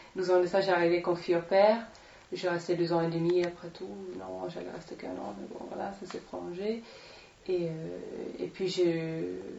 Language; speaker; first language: French; non-native, fluent; Swedish